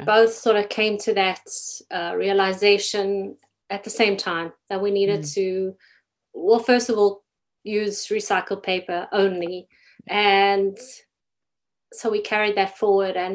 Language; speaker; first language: English; native; English